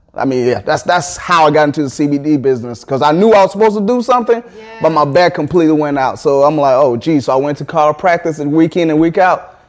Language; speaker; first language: English; early bilingual, other home language; Akan